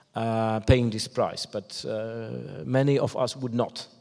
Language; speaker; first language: English; non-native, fluent; Polish